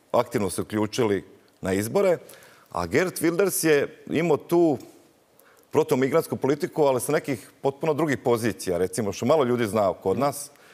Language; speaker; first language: Croatian; native; Croatian